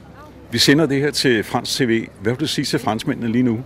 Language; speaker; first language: Danish; native; Danish